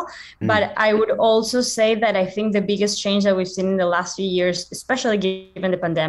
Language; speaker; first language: English; non-native, fluent; Spanish